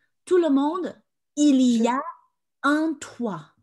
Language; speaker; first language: French; non-native, fluent; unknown